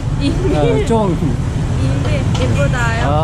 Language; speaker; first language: Korean; non-native, learner; Vietnamese